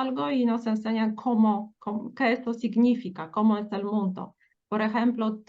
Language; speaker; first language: Spanish; non-native, fluent; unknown